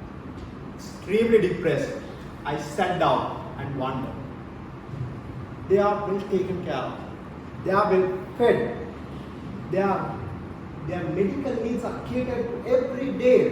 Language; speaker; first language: English; non-native, local second language; Sinhala